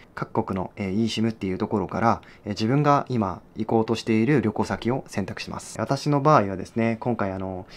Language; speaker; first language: Japanese; non-native, fluent; Korean